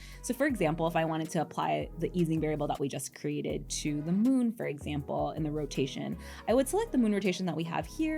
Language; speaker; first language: English; native; English